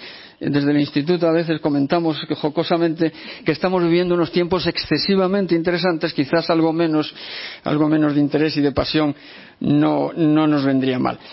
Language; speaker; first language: Spanish; native; Spanish